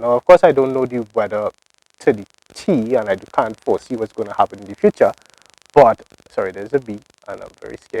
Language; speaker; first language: English; native; English